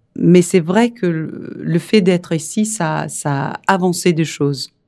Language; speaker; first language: French; non-native, fluent; Danish